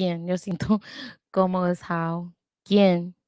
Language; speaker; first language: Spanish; non-native, learner; English